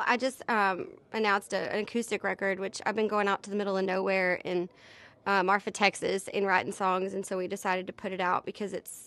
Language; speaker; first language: English; native; English